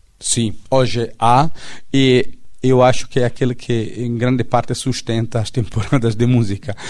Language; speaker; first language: Portuguese; non-native, fluent; Italian